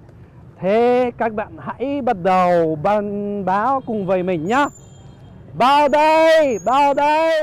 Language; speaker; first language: Vietnamese; non-native, fluent; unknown